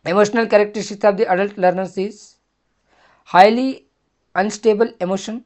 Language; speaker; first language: English; non-native, local second language; Kannada